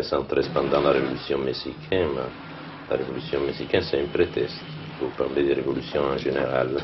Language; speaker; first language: French; non-native, learner; Italian